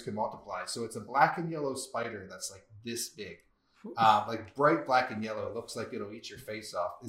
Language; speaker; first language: English; native; English